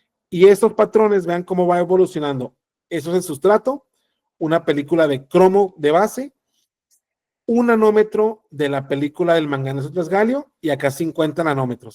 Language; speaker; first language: Spanish; native; Spanish